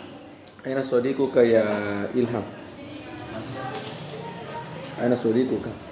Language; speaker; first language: Arabic; non-native, fluent; Indonesian